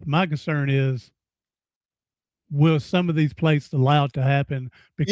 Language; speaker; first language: English; native; English